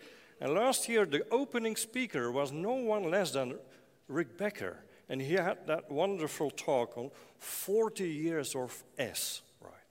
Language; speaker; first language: English; non-native, fluent; Dutch